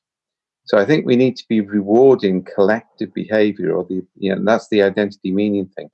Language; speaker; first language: English; native; English